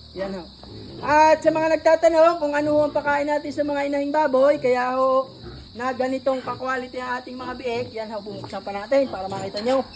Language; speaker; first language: Filipino; native; Filipino